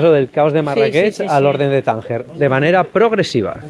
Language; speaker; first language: Spanish; native; Spanish